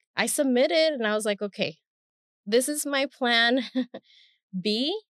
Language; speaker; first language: English; early bilingual, other home language; Spanish